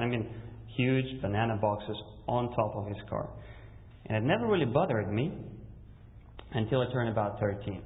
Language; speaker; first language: English; non-native, fluent; Russian